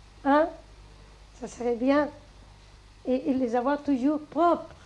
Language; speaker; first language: French; non-native, fluent; Spanish